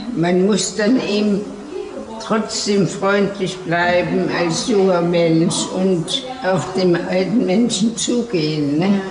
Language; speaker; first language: German; native; German